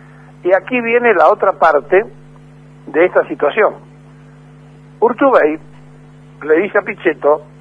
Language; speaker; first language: Spanish; native; Spanish